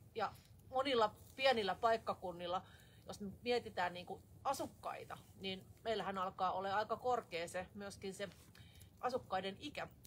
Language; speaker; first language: Finnish; native; Finnish